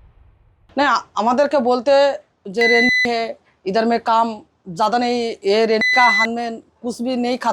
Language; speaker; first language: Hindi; non-native, local second language; Bangla